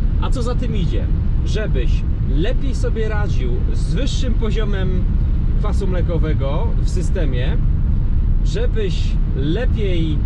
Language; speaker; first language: Polish; native; Polish